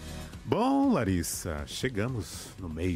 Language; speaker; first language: Portuguese; native; Portuguese